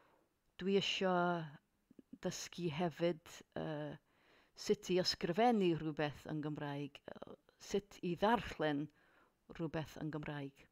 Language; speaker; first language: Welsh; non-native, learner; English